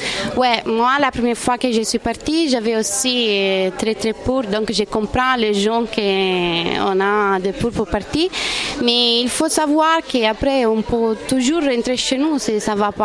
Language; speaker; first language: French; non-native, fluent; Italian